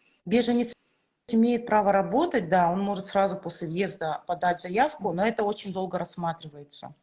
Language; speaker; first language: Russian; native; Russian